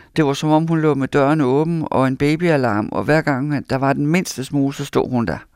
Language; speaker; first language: Danish; native; Danish